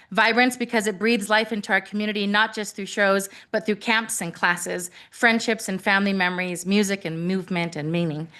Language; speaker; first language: English; native; English